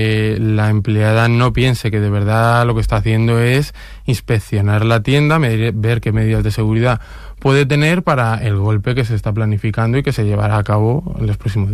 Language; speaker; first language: Spanish; native; Spanish